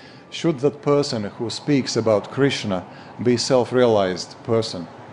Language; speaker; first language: English; non-native, fluent; Latvian